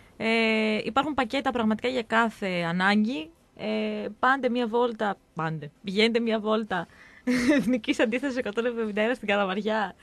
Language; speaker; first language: Greek; native; Greek